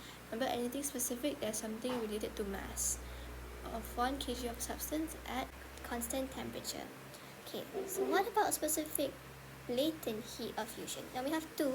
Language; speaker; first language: English; non-native, local second language; Malay